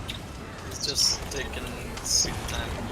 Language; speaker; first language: English; native; English